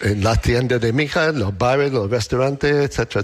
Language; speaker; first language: Spanish; non-native, learner; English